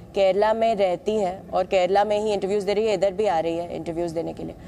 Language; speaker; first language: Hindi; non-native, local second language; Malayalam